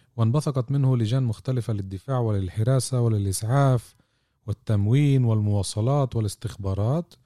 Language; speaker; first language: Arabic; native; Arabic